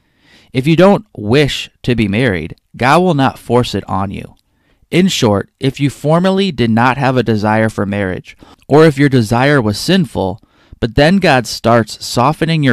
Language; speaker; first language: English; native; English